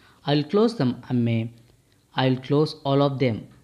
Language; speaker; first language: English; non-native, local second language; Tamil